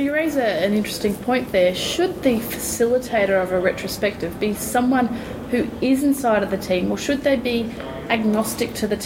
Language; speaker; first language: English; native; English